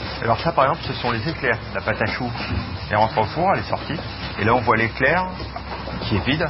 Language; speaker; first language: French; native; French